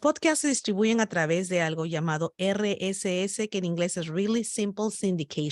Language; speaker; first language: Spanish; native; Spanish